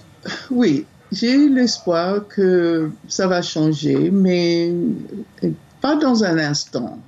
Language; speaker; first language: French; non-native, fluent; English